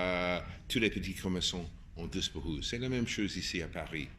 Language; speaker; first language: French; non-native, fluent; English